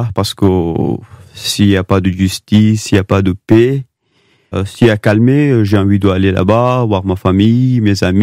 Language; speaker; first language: French; non-native, learner; Pashto